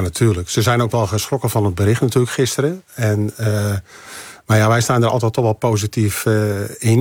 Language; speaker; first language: Dutch; native; Dutch